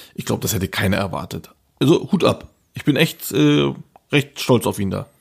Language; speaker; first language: German; early bilingual, other home language; Turkish